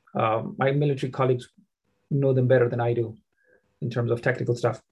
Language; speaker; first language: English; non-native, fluent; Persian